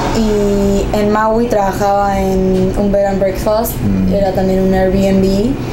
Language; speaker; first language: Spanish; native; Spanish